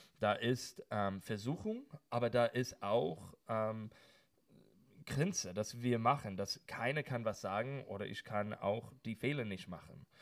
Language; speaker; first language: German; non-native, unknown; English